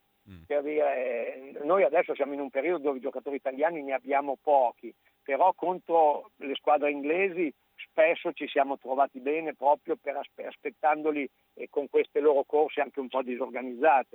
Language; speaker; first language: Italian; native; Italian